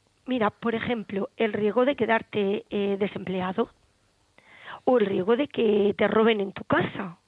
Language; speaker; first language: Spanish; native; Spanish